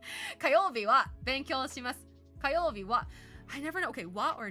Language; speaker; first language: Japanese; non-native, learner; English